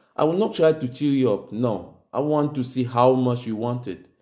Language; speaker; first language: English; non-native, local second language; French